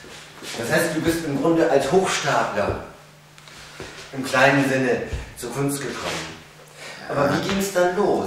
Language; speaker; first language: German; native; German